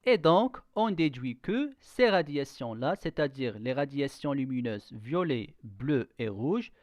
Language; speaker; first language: French; non-native, local second language; Arabic